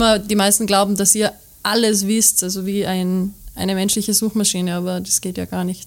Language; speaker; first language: German; native; German